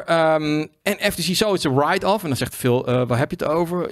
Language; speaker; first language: Dutch; native; Dutch